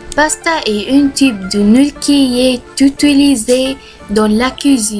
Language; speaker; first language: French; non-native, learner; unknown